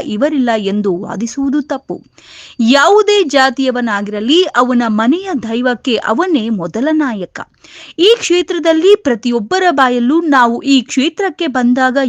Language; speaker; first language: Kannada; native; Kannada